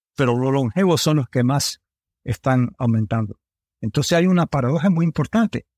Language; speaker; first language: Spanish; early bilingual, heritage; Spanish